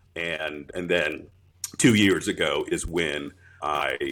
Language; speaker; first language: English; native; English